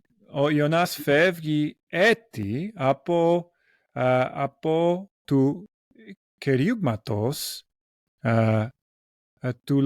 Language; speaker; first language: Greek; non-native, learner; English